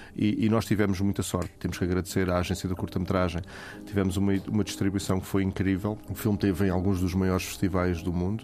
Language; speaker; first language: Portuguese; native; Portuguese